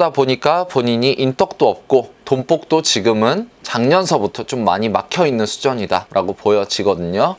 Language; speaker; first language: Korean; native; Korean